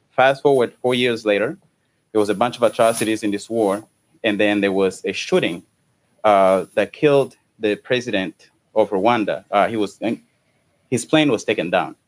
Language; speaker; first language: English; non-native, local second language; Kinyarwanda